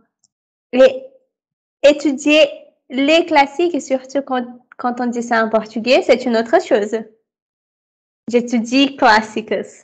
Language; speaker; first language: French; non-native, fluent; Portuguese